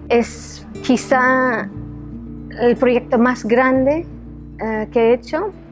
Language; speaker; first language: Spanish; non-native, fluent; English